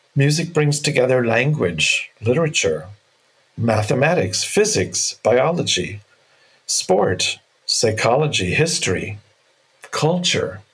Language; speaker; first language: English; native; English